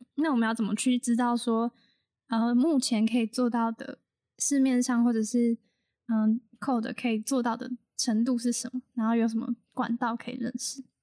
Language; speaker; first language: Chinese; native; Chinese